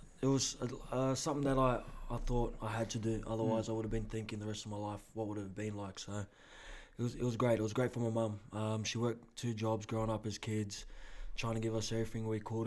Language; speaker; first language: English; native; English